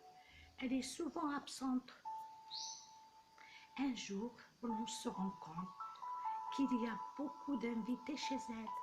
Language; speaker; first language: French; non-native, local second language; Arabic